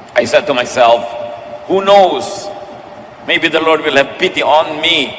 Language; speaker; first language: English; non-native, local second language; Filipino